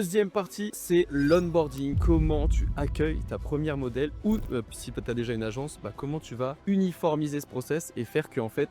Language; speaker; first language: French; native; French